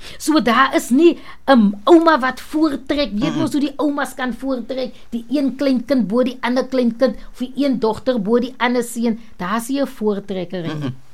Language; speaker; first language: Afrikaans; native; Afrikaans